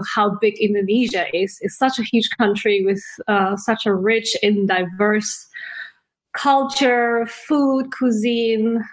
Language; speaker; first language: English; early bilingual, other home language; Indonesian